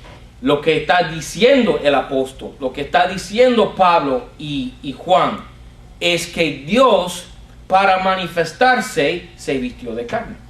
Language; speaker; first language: Spanish; non-native, fluent; English